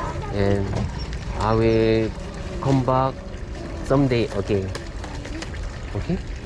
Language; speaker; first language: English; non-native, learner; Korean